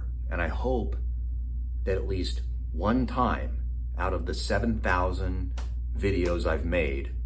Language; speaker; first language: English; native; English